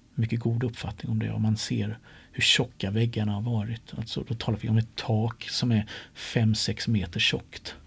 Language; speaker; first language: Swedish; native; Swedish